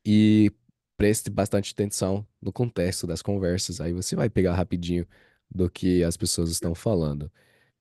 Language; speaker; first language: Portuguese; non-native, fluent; English